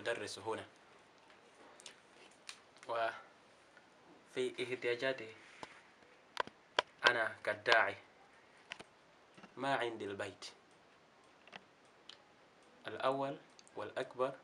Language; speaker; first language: Arabic; non-native, learner; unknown